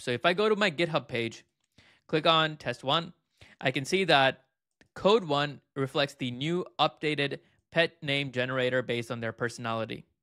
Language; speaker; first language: English; native; English